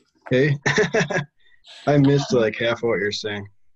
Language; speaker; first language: English; native; English